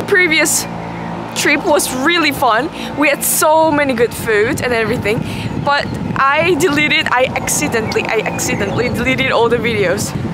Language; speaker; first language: English; non-native, fluent; Korean